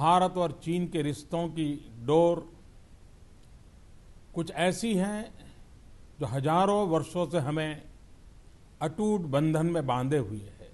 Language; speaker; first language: Hindi; non-native, local second language; Gujarati